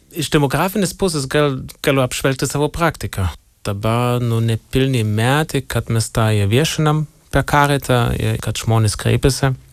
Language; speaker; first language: Lithuanian; non-native, fluent; German